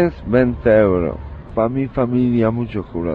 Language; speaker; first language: Spanish; non-native, learner; Polish